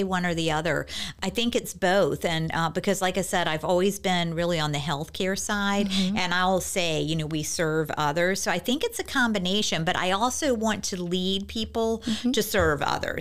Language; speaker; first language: English; native; English